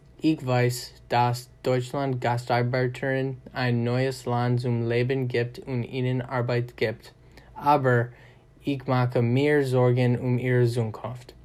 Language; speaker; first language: German; non-native, learner; English